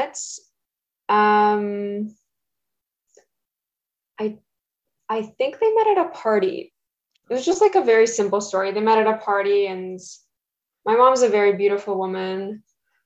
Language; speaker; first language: English; early bilingual, other home language; Russian